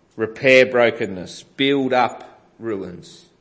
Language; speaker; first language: English; native; English